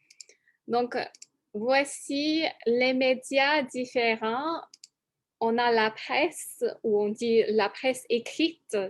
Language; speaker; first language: French; non-native, fluent; English